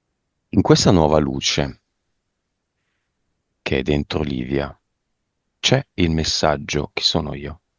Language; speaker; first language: Italian; native; Italian